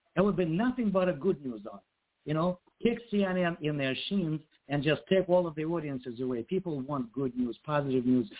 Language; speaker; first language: English; non-native, fluent; Ukrainian